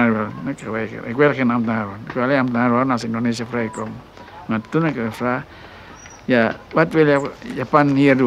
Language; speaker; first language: Dutch; non-native, local second language; Minangkabau